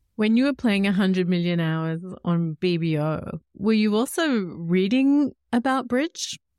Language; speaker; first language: English; native; English